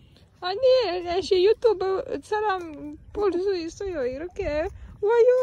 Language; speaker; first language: Korean; non-native, learner; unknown